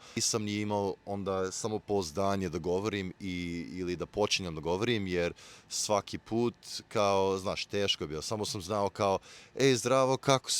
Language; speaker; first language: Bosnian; early bilingual, heritage; Serbian